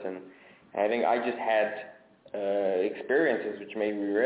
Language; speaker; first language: English; native; English